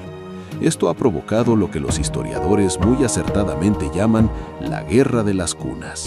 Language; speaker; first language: Spanish; native; Spanish